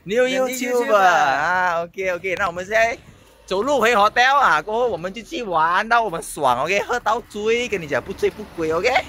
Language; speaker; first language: Chinese; native; Chinese